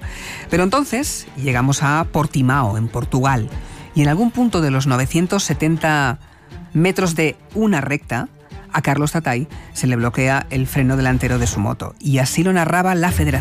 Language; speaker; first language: Spanish; native; Spanish